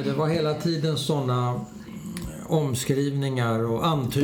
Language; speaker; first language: Swedish; non-native, fluent; Polish